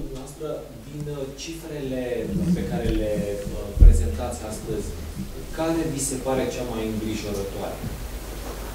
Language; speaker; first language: Romanian; native; Romanian